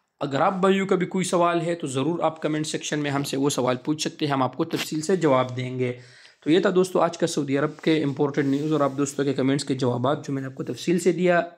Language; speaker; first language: Urdu; non-native, local second language; Pashto